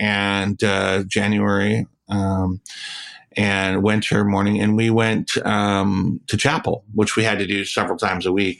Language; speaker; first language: English; native; English